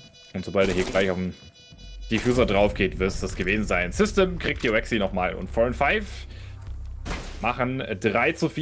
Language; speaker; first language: German; native; German